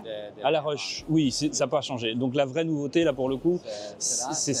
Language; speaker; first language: French; native; French